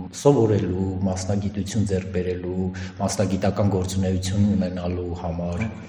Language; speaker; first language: Armenian; native; Armenian